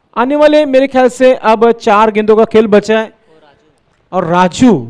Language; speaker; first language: Hindi; non-native, local second language; Marathi